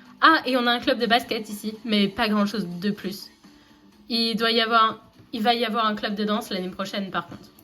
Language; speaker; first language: French; native; French